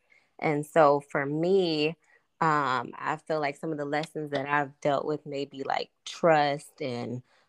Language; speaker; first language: English; native; English